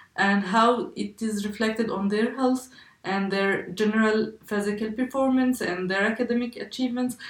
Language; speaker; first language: English; non-native, fluent; Arabic